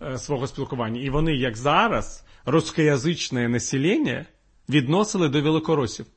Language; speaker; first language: Ukrainian; non-native, local second language; Russian